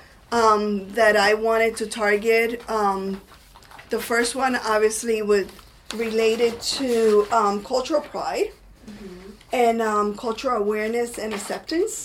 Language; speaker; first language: English; non-native, fluent; Spanish